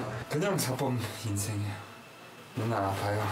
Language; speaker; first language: Korean; non-native, learner; French